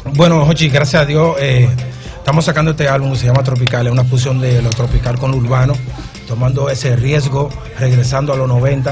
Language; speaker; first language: Spanish; native; Spanish